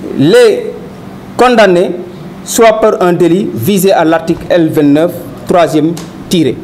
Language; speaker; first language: French; non-native, local second language; Wolof